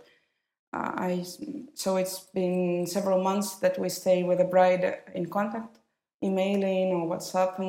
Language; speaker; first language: English; non-native, fluent; Russian